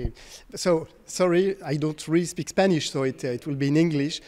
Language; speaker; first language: English; non-native, fluent; French